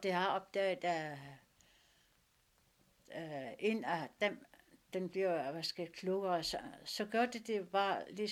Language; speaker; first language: Danish; non-native, local second language; Kalaallisut